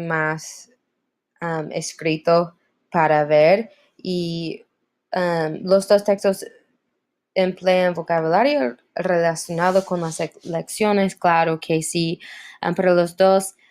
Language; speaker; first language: Spanish; non-native, learner; English